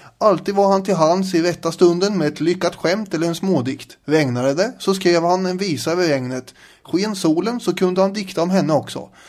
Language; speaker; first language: Swedish; native; Swedish